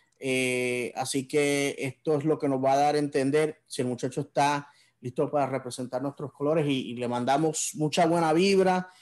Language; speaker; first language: Spanish; native; Spanish